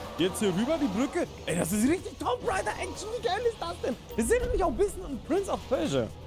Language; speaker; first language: German; native; German